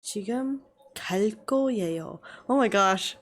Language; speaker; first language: Korean; non-native, learner; English